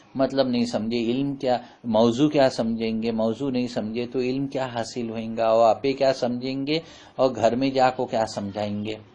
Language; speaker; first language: Urdu; native; Urdu